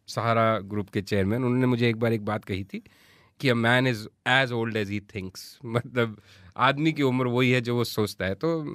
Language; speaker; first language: Hindi; native; Hindi